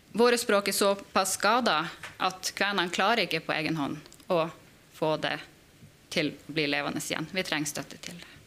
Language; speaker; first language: Norwegian; native; Norwegian